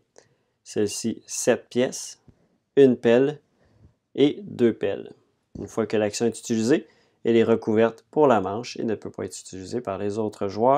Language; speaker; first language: French; native; French